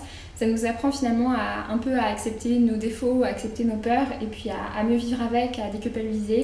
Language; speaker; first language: French; native; French